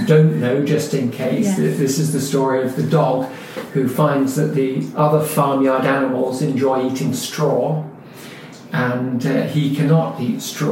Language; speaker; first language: English; native; English